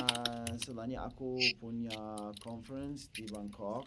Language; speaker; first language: Indonesian; non-native, learner; English